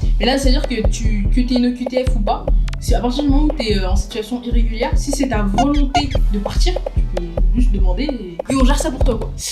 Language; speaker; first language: French; native; French